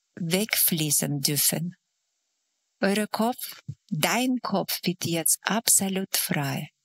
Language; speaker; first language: German; non-native, fluent; Russian